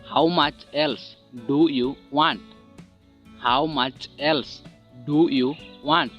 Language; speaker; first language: English; non-native, local second language; Odia